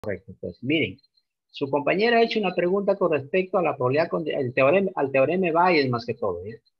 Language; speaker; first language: Spanish; native; Spanish